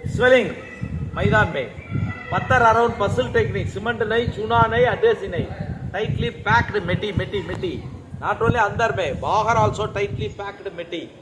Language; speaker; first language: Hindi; non-native, local second language; Tamil